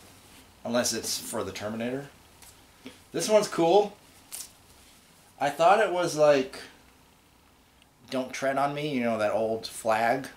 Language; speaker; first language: English; native; English